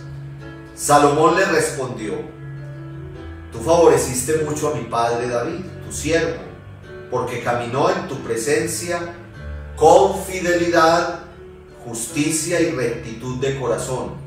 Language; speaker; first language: Spanish; native; Spanish